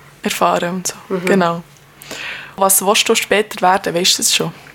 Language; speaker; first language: German; native; German